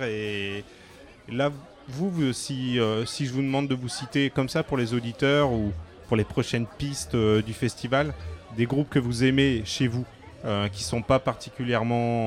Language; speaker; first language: French; native; French